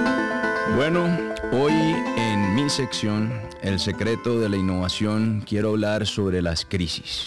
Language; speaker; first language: Spanish; native; Spanish